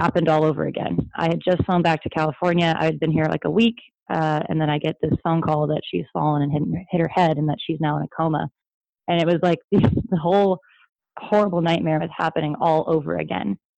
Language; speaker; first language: English; native; English